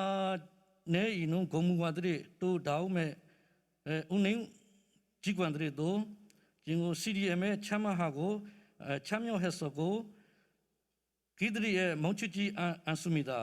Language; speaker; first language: Korean; non-native, learner; Burmese